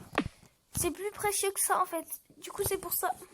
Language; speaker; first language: French; native; French